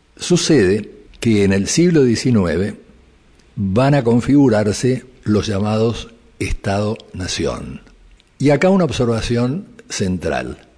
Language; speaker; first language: Spanish; native; Spanish